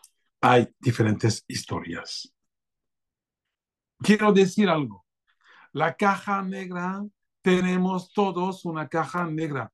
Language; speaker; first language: Spanish; non-native, fluent; French